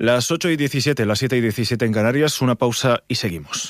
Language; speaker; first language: Spanish; native; Spanish